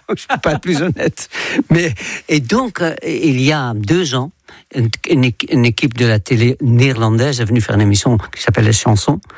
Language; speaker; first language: French; non-native, fluent; Dutch